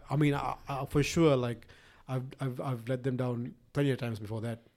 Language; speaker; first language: English; non-native, local second language; Sinhala